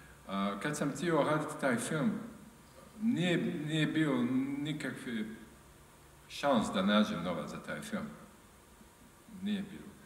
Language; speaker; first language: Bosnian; non-native, learner; French